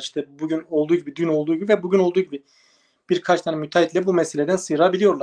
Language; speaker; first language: Turkish; native; Turkish